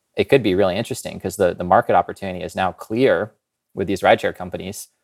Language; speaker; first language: English; native; English